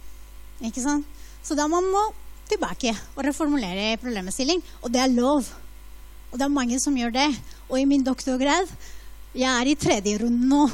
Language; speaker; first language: Norwegian; non-native, fluent; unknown